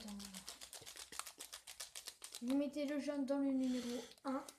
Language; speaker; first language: French; native; French